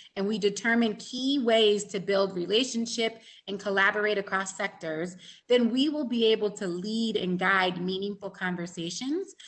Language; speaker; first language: English; native; English